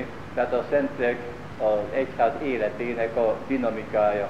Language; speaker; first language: Hungarian; native; Hungarian